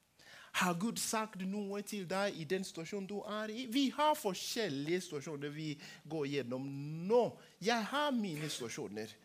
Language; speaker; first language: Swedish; non-native, learner; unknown